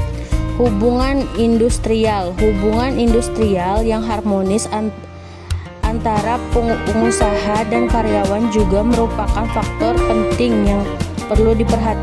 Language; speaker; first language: Indonesian; native; Indonesian